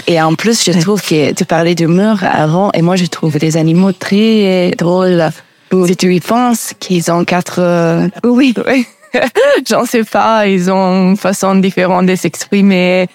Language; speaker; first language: French; non-native, learner; Italian